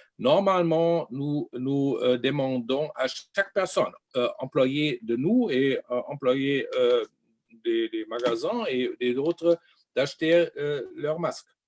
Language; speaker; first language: French; non-native, learner; German